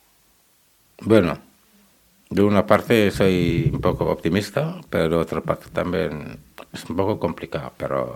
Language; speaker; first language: Spanish; non-native, learner; Wolof